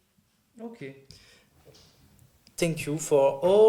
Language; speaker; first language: English; non-native, fluent; French